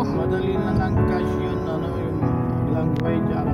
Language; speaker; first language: Filipino; non-native, learner; Arabic